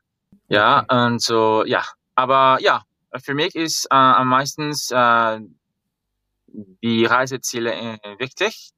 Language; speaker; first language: German; non-native, fluent; Spanish